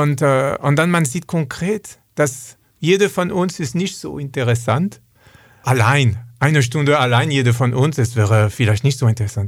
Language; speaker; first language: German; non-native, learner; French